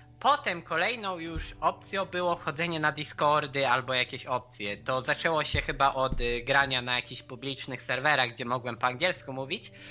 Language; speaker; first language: Polish; native; Polish